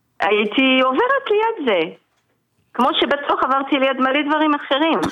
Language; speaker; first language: Hebrew; non-native, fluent; French